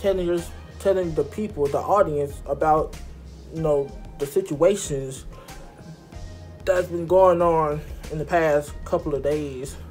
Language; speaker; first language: English; native; English